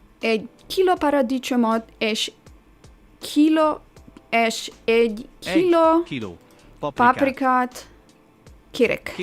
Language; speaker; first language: Hungarian; non-native, learner; English